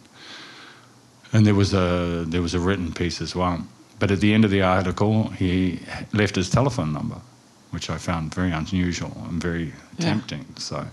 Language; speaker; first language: English; native; English